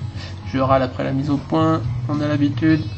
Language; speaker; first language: French; native; French